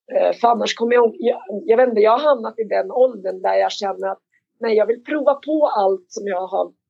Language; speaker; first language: Swedish; native; Swedish